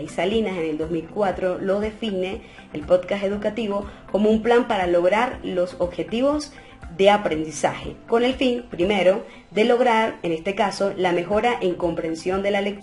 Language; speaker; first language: Spanish; native; Spanish